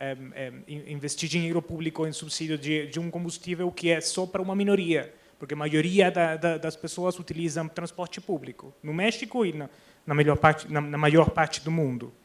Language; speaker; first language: Portuguese; non-native, fluent; Spanish